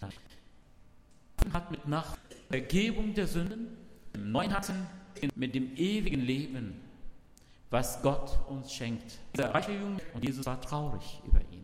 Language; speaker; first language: German; non-native, learner; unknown